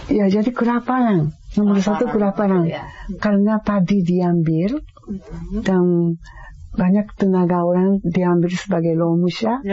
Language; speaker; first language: Indonesian; non-native, fluent; Japanese